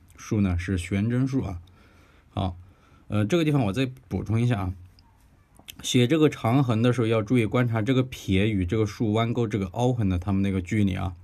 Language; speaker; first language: Chinese; native; Chinese